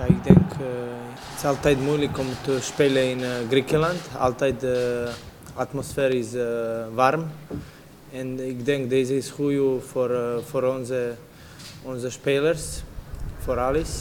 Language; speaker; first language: Dutch; non-native, learner; Serbian